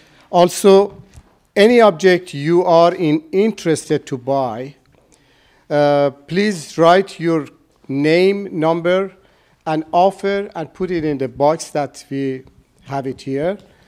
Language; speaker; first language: English; non-native, fluent; Persian